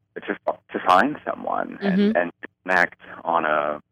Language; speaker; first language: English; native; English